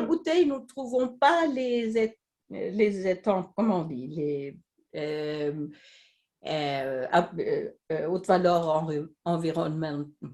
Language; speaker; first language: French; non-native, fluent; Swedish